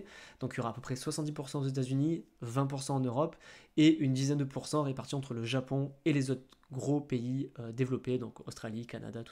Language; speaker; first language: French; native; French